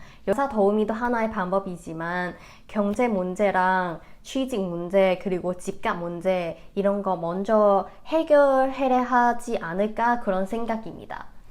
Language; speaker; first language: Korean; non-native, fluent; Cantonese